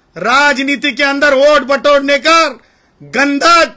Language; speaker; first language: Hindi; non-native, local second language; Marathi